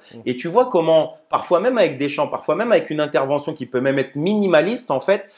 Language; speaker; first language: French; native; French